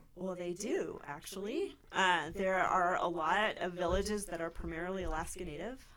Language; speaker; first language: English; native; English